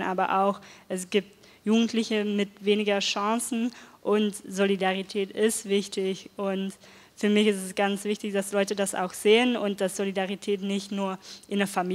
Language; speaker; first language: German; non-native, fluent; Dutch